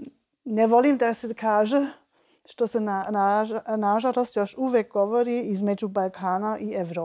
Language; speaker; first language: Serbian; non-native, fluent; German